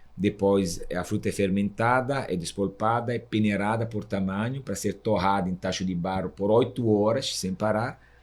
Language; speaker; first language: Portuguese; non-native, fluent; Italian